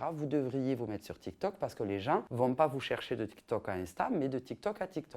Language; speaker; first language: French; native; French